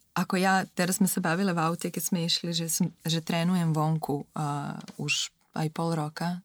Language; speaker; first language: Slovak; non-native, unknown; Serbian